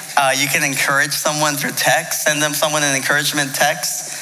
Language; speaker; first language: English; native; English